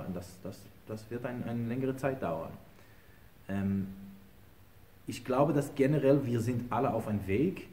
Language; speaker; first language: German; non-native, fluent; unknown